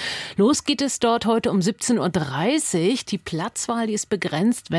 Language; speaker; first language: German; native; German